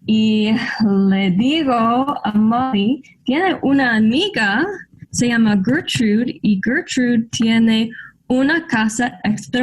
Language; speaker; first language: Spanish; non-native, learner; English